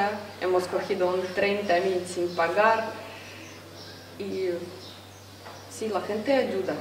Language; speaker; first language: Spanish; non-native, fluent; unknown